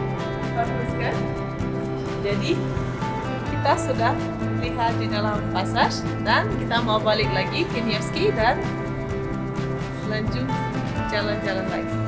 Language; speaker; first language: Indonesian; non-native, fluent; Russian